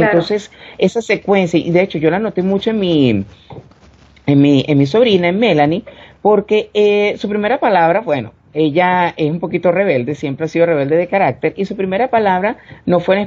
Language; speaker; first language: Spanish; native; Spanish